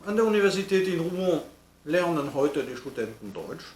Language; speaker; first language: German; non-native, fluent; French